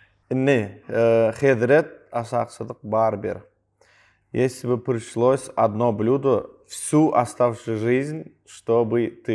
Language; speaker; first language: Russian; non-native, local second language; Turkmen